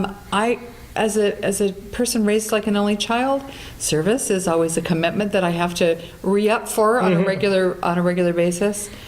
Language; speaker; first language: English; native; English